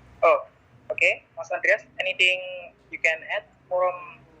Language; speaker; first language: English; non-native, learner; Indonesian